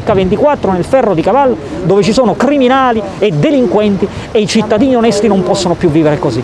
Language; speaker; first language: Italian; native; Italian